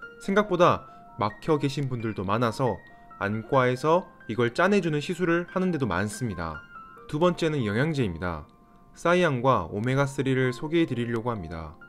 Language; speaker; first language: Korean; native; Korean